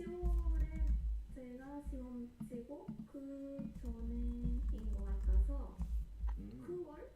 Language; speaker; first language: Korean; non-native, fluent; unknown